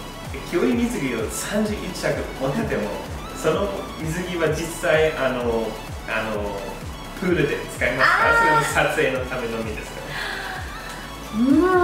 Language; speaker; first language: Japanese; non-native, fluent; English